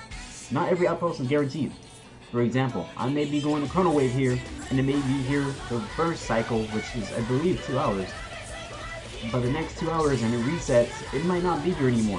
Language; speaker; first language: English; native; English